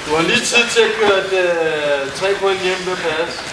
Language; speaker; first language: Danish; native; Danish